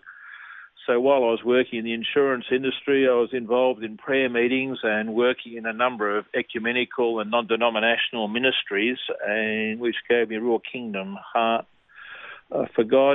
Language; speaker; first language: English; native; English